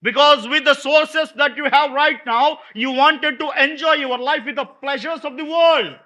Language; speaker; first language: English; non-native, local second language; Telugu